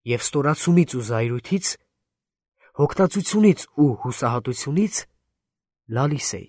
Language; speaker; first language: Armenian; native; Armenian